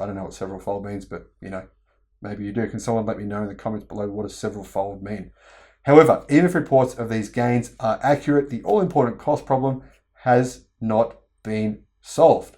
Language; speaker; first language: English; native; English